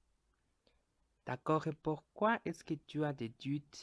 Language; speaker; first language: French; non-native, learner; Spanish